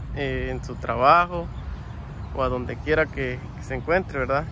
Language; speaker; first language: Spanish; native; Spanish